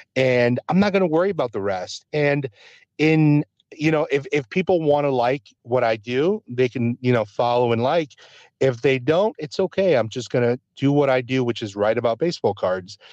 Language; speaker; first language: English; early bilingual, other home language; Spanish